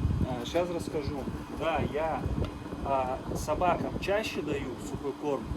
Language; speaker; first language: Russian; native; Russian